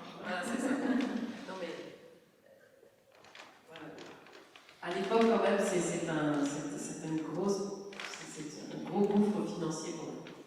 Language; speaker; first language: French; native; French